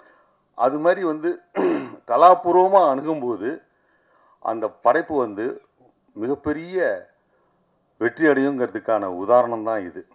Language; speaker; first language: Tamil; native; Tamil